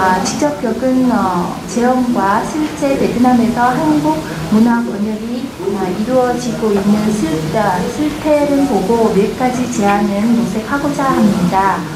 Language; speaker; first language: Korean; non-native, fluent; Vietnamese